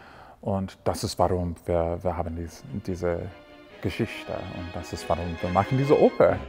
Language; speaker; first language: German; non-native, learner; English